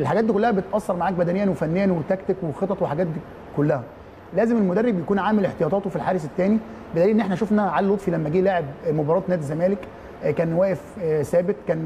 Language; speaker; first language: Arabic; native; Arabic